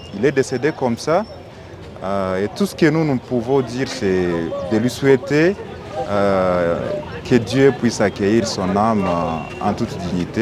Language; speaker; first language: French; non-native, local second language; Swahili